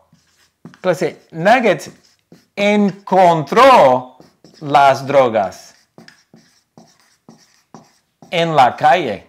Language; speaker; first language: Spanish; non-native, fluent; English